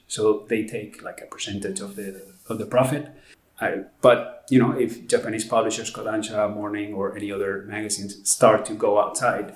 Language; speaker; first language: English; non-native, fluent; Spanish